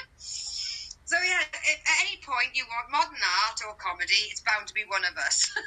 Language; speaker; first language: English; native; English